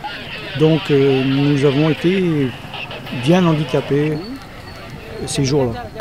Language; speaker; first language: French; native; French